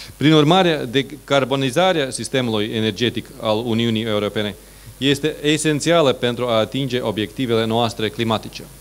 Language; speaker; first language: Romanian; non-native, fluent; Latvian